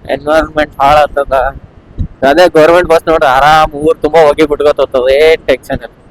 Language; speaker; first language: Kannada; native; Kannada